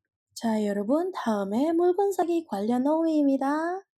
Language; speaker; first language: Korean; non-native, fluent; Indonesian